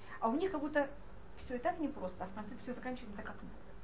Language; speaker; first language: Russian; non-native, fluent; Hebrew